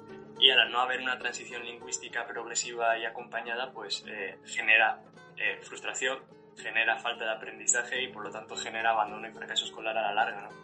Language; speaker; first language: Spanish; native; Spanish